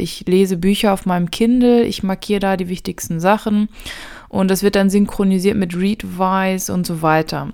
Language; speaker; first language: German; native; German